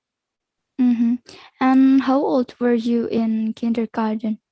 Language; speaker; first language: English; non-native, learner; Indonesian